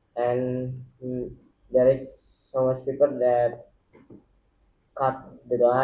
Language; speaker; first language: English; non-native, learner; Indonesian